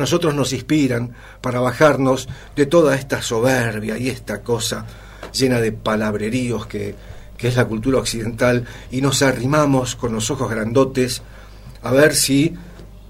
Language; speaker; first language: Spanish; native; Spanish